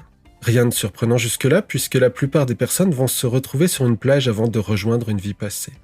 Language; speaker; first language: French; native; French